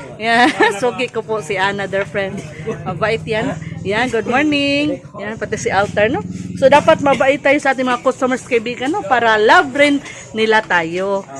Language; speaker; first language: Filipino; non-native, local second language; Cebuano